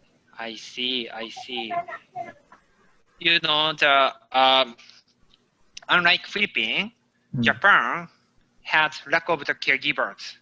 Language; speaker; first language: English; non-native, fluent; Japanese